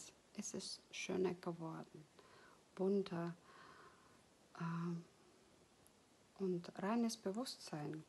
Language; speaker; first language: German; non-native, fluent; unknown